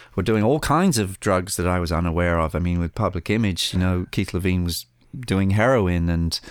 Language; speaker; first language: English; early bilingual, other home language; Spanish